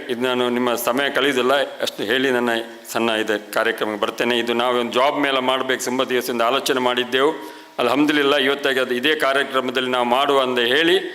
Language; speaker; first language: Kannada; non-native, local second language; Malayalam